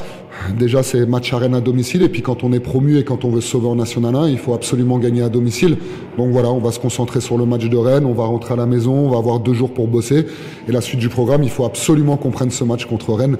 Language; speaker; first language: French; native; French